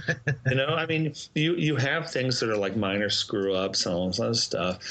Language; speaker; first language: English; native; English